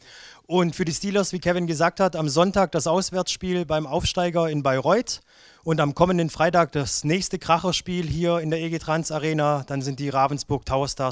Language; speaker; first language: German; native; German